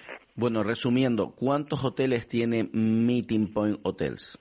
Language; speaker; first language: Spanish; native; Spanish